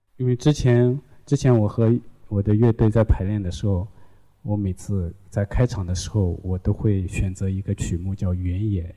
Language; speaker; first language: Chinese; non-native, local second language; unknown